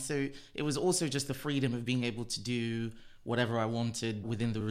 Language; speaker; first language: English; non-native, local second language; Yoruba